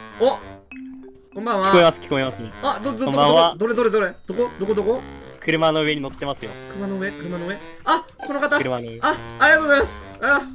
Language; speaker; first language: Japanese; native; Japanese